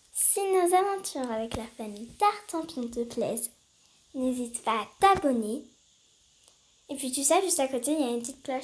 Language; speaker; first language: French; native; French